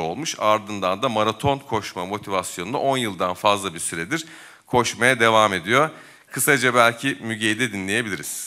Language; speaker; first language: Turkish; native; Turkish